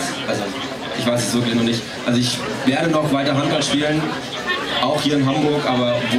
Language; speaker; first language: German; native; German